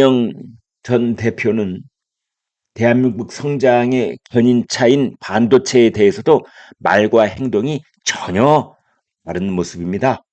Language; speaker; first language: Korean; native; Korean